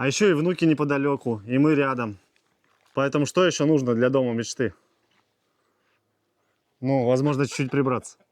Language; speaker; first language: Russian; native; Russian